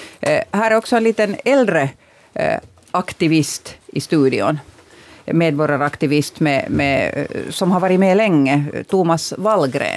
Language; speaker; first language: Swedish; native; Swedish